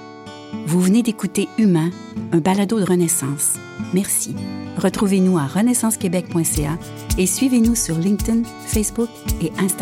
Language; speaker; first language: French; native; French